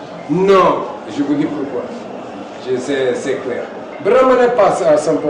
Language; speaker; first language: French; non-native, fluent; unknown